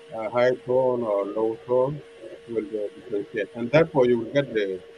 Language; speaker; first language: English; non-native, fluent; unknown